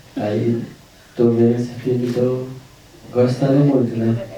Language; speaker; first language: Portuguese; non-native, local second language; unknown